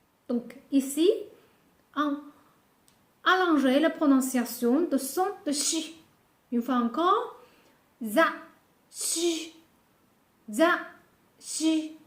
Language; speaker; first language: French; non-native, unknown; Japanese